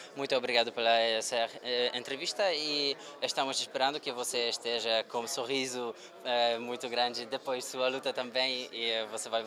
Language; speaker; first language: Portuguese; non-native, learner; Polish